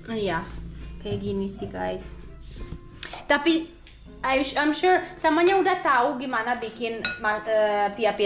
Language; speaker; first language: Indonesian; non-native, learner; Serbian